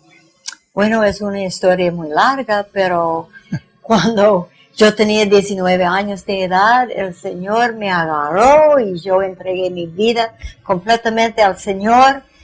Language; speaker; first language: Spanish; non-native, fluent; English